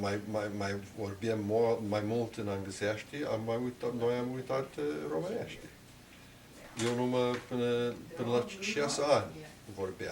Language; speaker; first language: Romanian; early bilingual, heritage; Romanian